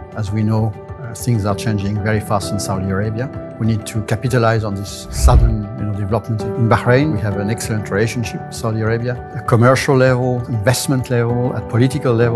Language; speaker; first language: English; non-native, fluent; French